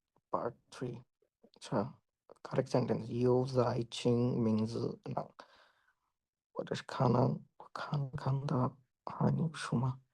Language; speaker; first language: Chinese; non-native, learner; Bangla